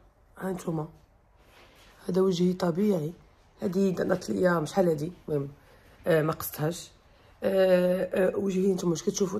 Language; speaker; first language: Arabic; native; Arabic